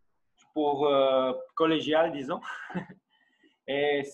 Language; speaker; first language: French; non-native, fluent; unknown